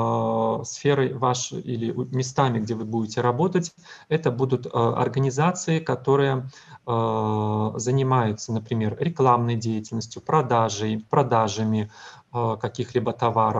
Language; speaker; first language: Russian; native; Russian